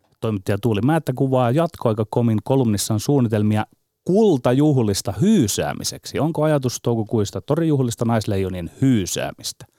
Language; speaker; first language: Finnish; native; Finnish